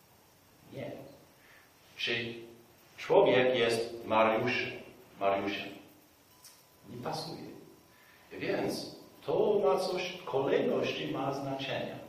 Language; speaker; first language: Polish; non-native, fluent; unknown